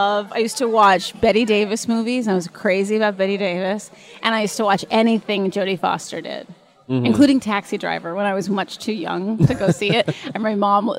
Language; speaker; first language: English; native; English